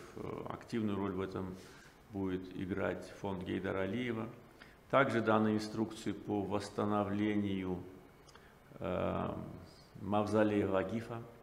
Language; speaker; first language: Russian; non-native, local second language; Azerbaijani